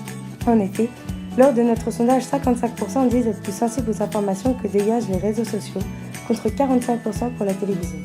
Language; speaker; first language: French; native; French